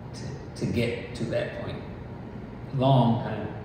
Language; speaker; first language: English; native; English